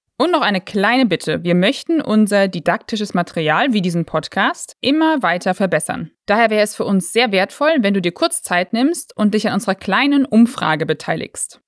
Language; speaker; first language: German; native; German